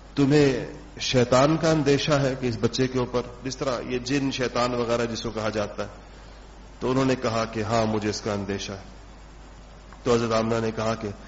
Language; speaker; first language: Urdu; non-native, local second language; Pashto